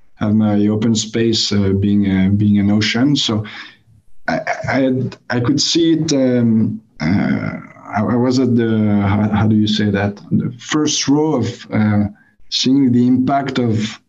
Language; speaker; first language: English; non-native, fluent; French